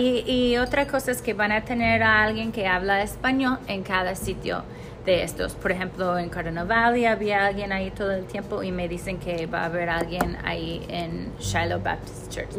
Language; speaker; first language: Spanish; non-native, fluent; English